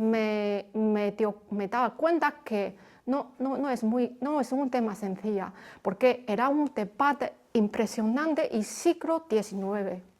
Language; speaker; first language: Spanish; non-native, fluent; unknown